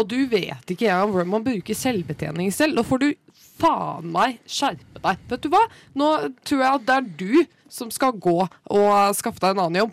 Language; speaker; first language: Norwegian; native; Norwegian